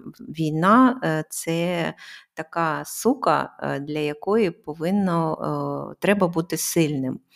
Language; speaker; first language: Ukrainian; non-native, local second language; Russian